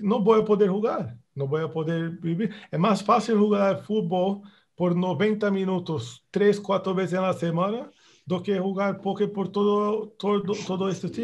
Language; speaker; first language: Spanish; non-native, fluent; Portuguese